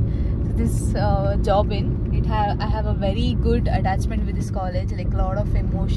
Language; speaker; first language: Telugu; non-native, local second language; Kannada